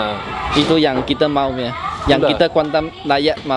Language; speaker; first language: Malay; non-native, local second language; Cantonese